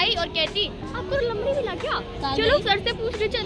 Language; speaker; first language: Hindi; native; Hindi